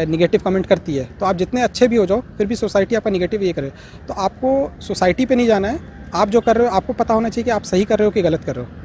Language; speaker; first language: Hindi; native; Hindi